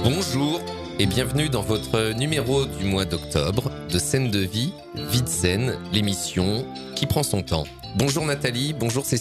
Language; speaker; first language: French; native; French